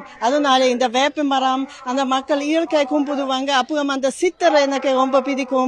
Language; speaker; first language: Tamil; non-native, learner; German